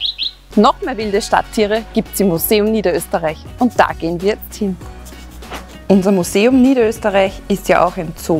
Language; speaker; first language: German; native; German